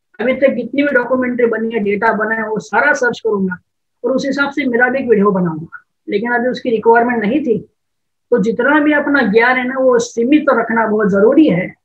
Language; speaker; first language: Hindi; non-native, local second language; Marathi